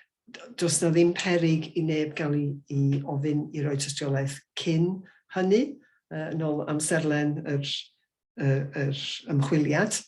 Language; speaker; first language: Welsh; native; Welsh